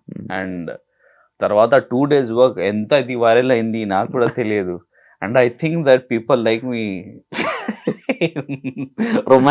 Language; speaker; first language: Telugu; non-native, learner; Hindi